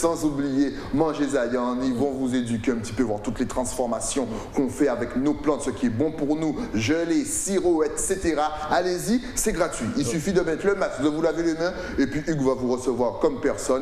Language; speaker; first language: French; native; French